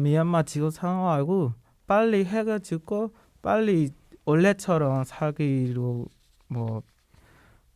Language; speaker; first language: Korean; non-native, learner; Burmese